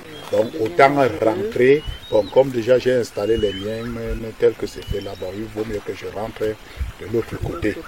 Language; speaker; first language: French; non-native, local second language; Basaa